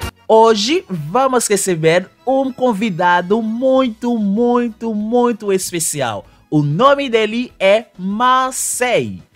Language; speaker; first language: Portuguese; non-native, local second language; Haitian Creole